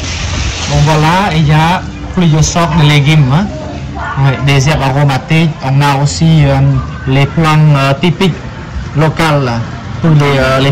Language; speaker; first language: French; non-native, fluent; Khmer